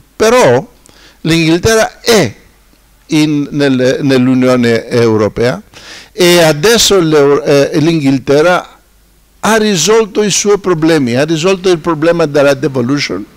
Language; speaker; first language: Italian; non-native, fluent; Greek